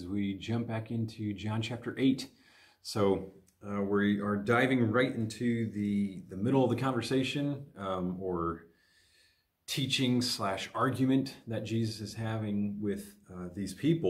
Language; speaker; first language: English; native; English